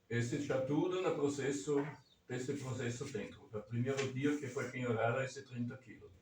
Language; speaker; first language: Portuguese; non-native, learner; German